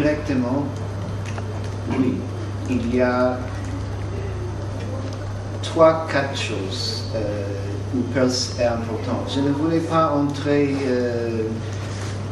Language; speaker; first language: French; non-native, fluent; English